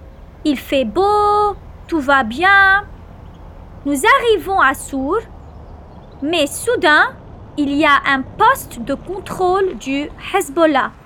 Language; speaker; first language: French; non-native, local second language; Arabic